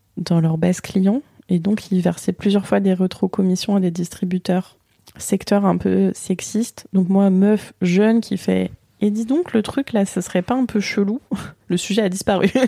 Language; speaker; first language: French; native; French